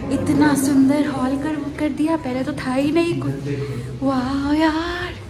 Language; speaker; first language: Hindi; non-native, local second language; Bangla